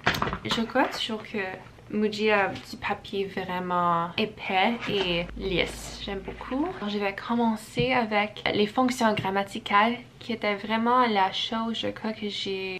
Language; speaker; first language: French; early bilingual, heritage; English